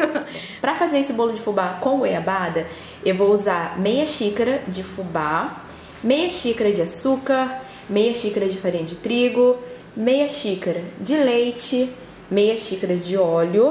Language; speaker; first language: Portuguese; native; Portuguese